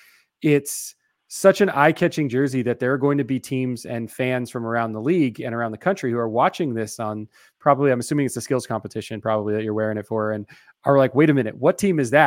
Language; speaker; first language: English; native; English